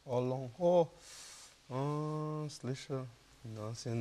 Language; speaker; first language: Russian; non-native, learner; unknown